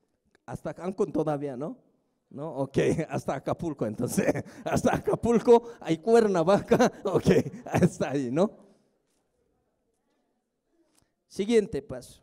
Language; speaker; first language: Spanish; non-native, fluent; Korean